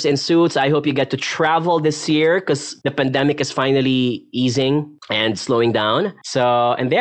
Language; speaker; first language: English; non-native, local second language; Filipino